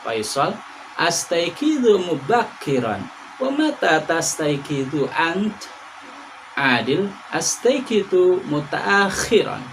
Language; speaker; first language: Arabic; non-native, fluent; Indonesian